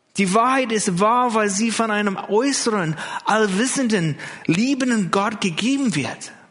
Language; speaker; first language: German; non-native, fluent; English